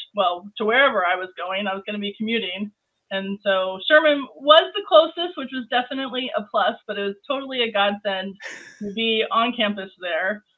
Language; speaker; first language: English; native; English